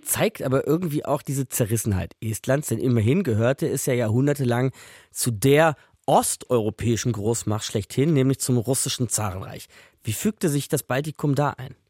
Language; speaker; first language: German; native; German